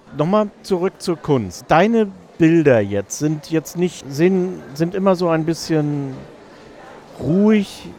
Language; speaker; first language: German; native; German